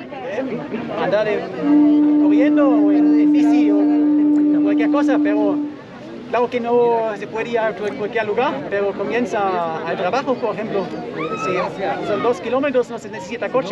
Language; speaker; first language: Spanish; non-native, fluent; German